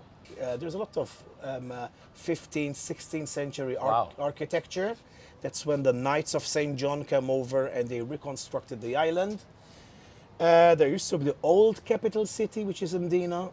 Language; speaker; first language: English; non-native, local second language; Maltese